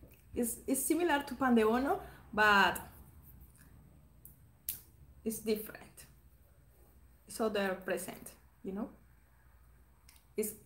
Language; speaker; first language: English; non-native, learner; Spanish